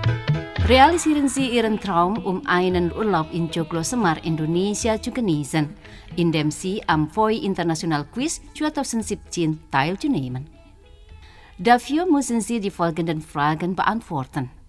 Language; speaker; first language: German; non-native, learner; Indonesian